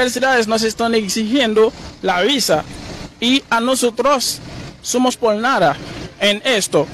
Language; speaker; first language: Spanish; non-native, learner; Haitian Creole